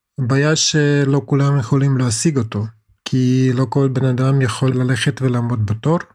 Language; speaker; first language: Hebrew; non-native, fluent; Russian